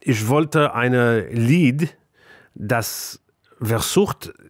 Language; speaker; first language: German; non-native, learner; English